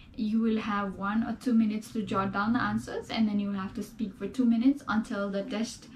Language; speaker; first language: English; non-native, local second language; Nepali